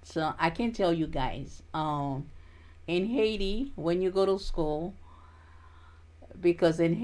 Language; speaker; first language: English; non-native, learner; Haitian Creole